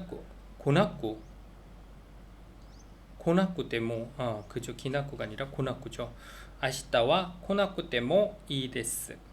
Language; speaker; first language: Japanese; non-native, learner; Korean